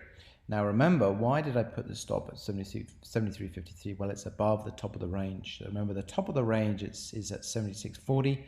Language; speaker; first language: English; native; English